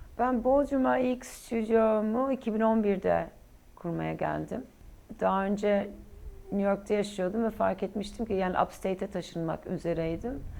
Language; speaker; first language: Turkish; early bilingual, heritage; Turkish